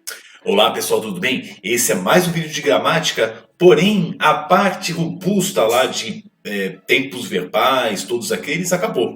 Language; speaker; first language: Portuguese; native; Portuguese